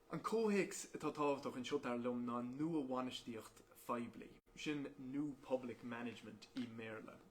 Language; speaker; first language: Irish; non-native, local second language; English